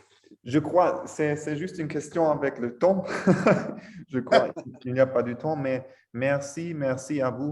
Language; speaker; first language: French; non-native, learner; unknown